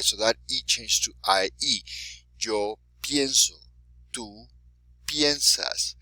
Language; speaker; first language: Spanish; non-native, fluent; English